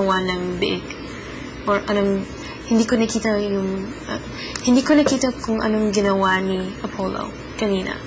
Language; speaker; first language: Filipino; early bilingual, heritage; English